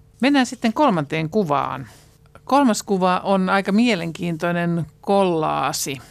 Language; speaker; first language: Finnish; native; Finnish